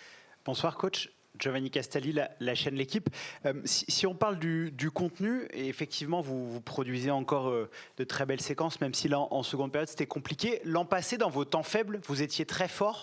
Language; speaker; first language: French; native; French